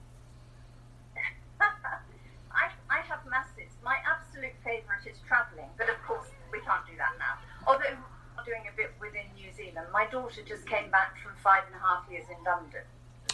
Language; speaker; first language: English; native; English